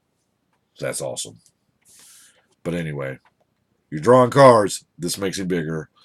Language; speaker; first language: English; native; English